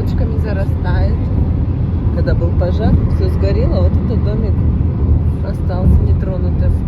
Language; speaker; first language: Russian; native; Russian